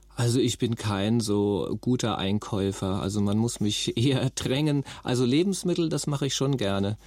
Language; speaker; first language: German; native; German